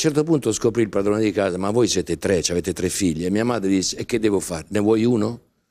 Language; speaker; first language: Italian; native; Italian